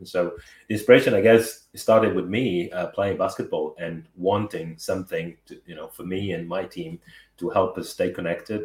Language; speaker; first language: English; non-native, fluent; Portuguese